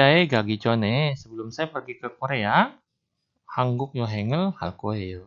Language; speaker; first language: Korean; non-native, fluent; Indonesian